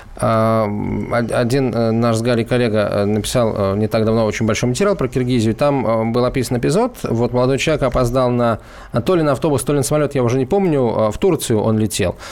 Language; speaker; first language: Russian; native; Russian